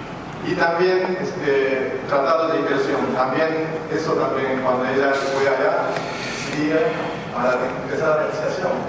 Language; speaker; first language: Spanish; non-native, fluent; Japanese